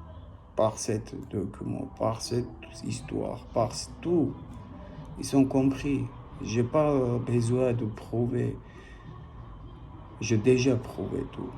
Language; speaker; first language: French; non-native, learner; Armenian